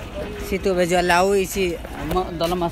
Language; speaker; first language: French; non-native, learner; Hindi